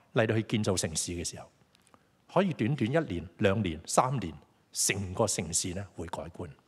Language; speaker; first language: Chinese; non-native, local second language; Cantonese